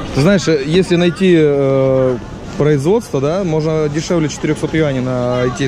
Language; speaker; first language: Russian; native; Russian